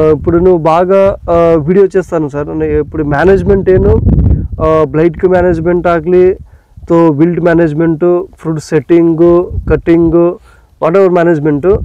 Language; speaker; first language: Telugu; non-native, learner; Kannada